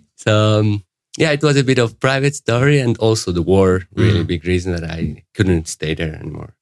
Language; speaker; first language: English; non-native, fluent; Arabic